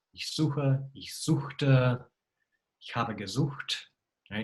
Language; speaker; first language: German; non-native, fluent; English